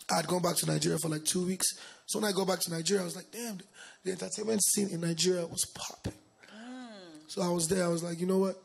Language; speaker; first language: English; non-native, local second language; Yoruba